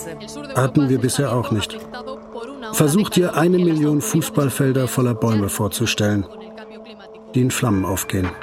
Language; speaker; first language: German; native; German